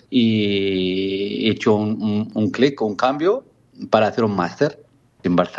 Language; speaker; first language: Spanish; non-native, fluent; Arabic